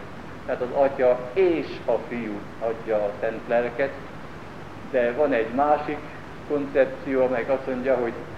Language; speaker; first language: Hungarian; native; Hungarian